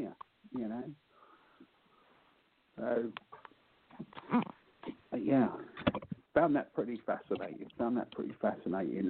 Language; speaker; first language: English; native; English